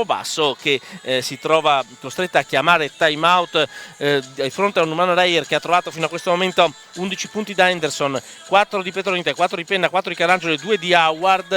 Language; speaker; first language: Italian; native; Italian